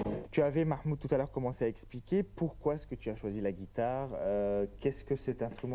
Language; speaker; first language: French; native; French